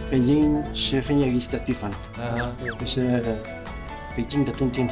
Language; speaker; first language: Chinese; non-native, learner; Spanish